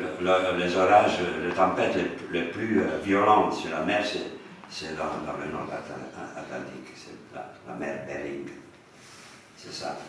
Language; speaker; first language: French; non-native, fluent; Romanian